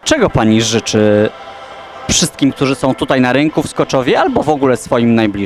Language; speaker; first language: Polish; native; Polish